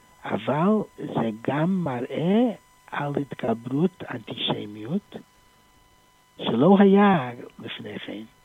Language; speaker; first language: Hebrew; non-native, fluent; English